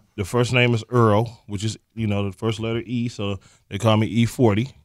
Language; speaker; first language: English; native; English